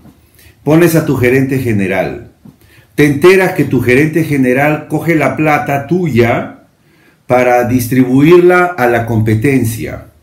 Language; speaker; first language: Spanish; native; Spanish